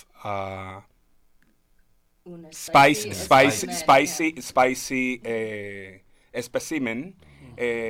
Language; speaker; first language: English; non-native, fluent; Spanish